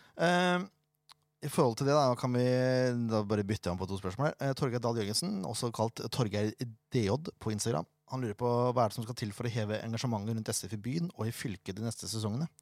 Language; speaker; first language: Norwegian; native; Norwegian